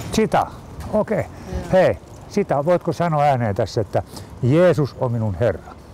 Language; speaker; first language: Finnish; native; Finnish